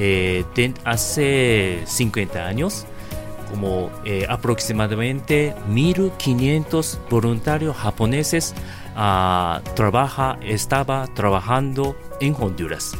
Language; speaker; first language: Spanish; non-native, learner; Japanese